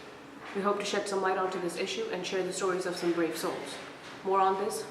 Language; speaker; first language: English; non-native, local second language; Bangla